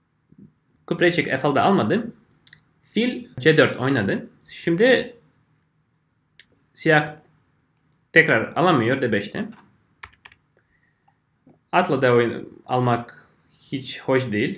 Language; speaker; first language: Turkish; non-native, fluent; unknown